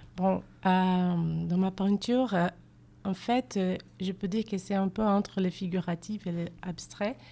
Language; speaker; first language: French; non-native, fluent; Portuguese